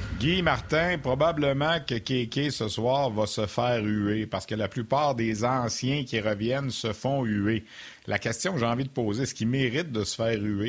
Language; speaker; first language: French; native; French